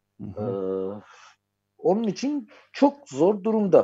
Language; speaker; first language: Turkish; non-native, fluent; Armenian